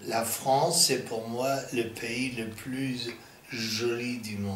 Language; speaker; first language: French; non-native, fluent; English